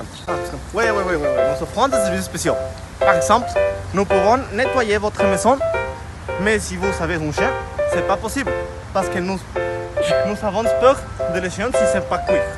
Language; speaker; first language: French; non-native, learner; Spanish